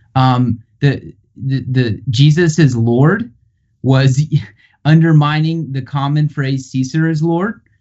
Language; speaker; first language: English; native; English